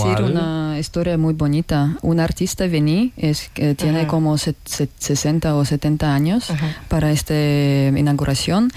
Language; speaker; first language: Spanish; non-native, learner; Russian